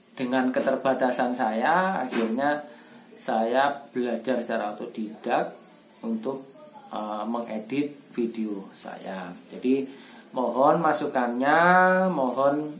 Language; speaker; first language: Indonesian; non-native, local second language; Javanese